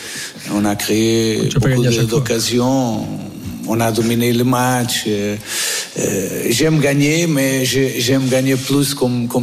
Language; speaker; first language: French; non-native, fluent; Portuguese